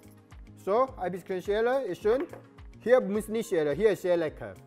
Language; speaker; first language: German; non-native, learner; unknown